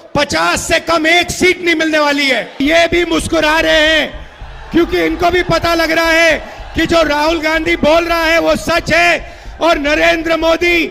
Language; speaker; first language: Hindi; native; Hindi